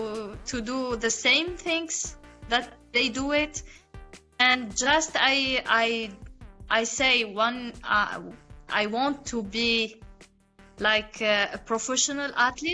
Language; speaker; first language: English; non-native, learner; Arabic